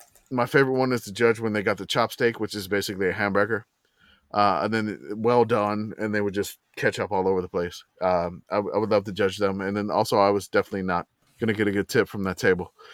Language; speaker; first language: English; native; English